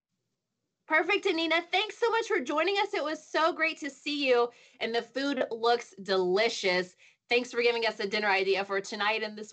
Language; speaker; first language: English; native; English